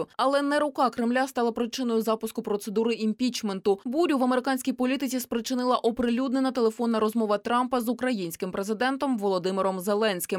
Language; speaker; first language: Ukrainian; native; Ukrainian